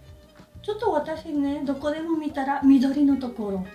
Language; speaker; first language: Japanese; non-native, learner; Spanish